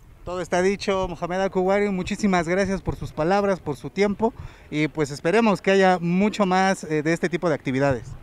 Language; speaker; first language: Spanish; native; Spanish